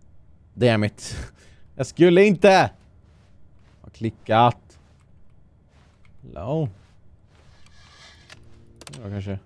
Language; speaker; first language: Swedish; native; Swedish